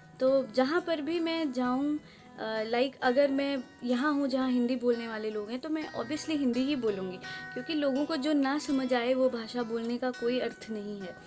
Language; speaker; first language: Hindi; non-native, local second language; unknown